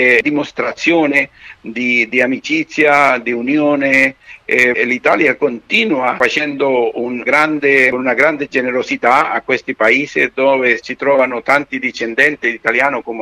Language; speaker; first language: Italian; non-native, fluent; Spanish